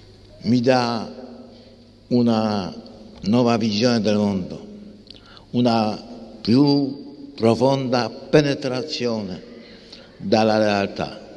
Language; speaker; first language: Italian; non-native, fluent; Polish